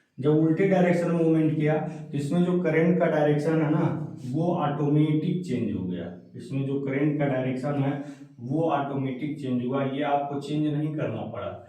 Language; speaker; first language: Hindi; native; Hindi